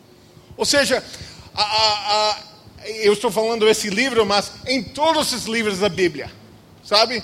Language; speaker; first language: Portuguese; non-native, fluent; English